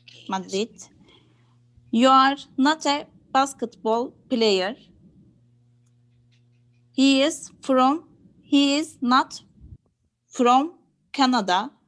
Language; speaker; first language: English; non-native, learner; Turkish